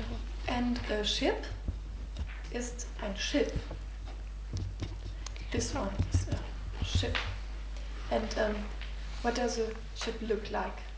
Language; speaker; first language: English; non-native, fluent; German